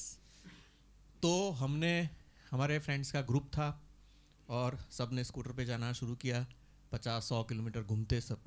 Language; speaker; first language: Hindi; non-native, local second language; Gujarati